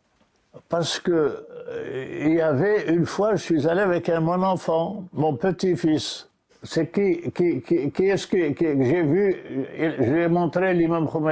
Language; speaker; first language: French; non-native, local second language; Arabic